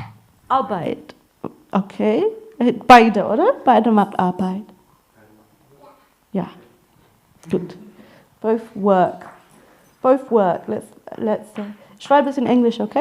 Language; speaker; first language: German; non-native, learner; English